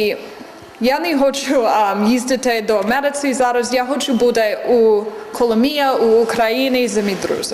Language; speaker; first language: Ukrainian; non-native, learner; English